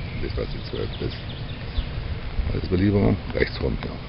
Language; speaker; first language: German; native; German